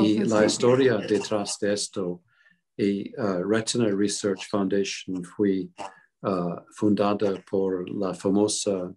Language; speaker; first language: Spanish; non-native, fluent; English